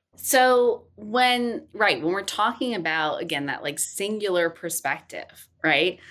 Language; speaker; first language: English; native; English